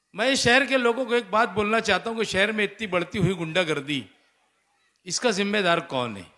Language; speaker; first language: Hindi; non-native, local second language; Urdu